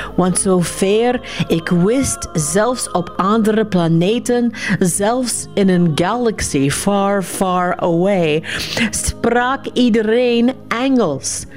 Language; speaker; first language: Dutch; non-native, fluent; English